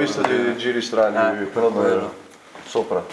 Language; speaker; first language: Italian; native; Italian